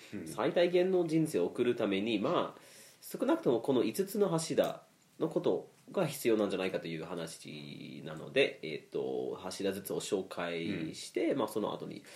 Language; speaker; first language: Japanese; non-native, fluent; Swedish